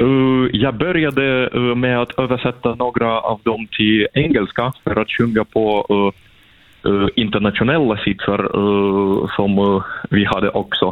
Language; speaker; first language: Swedish; non-native, fluent; Russian